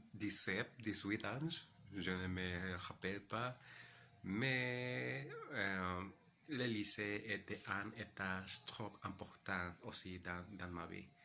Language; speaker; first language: French; non-native, learner; Spanish